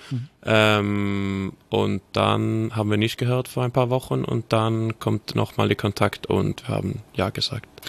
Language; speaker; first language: German; non-native, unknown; Swedish